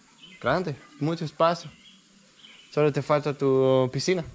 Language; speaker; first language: Spanish; non-native, learner; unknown